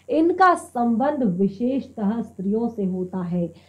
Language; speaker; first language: Hindi; native; Hindi